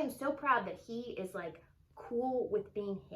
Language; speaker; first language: English; native; English